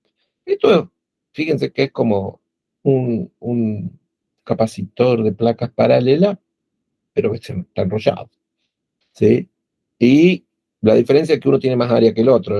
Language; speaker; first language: Spanish; native; Spanish